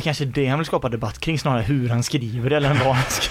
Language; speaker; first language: Swedish; native; Swedish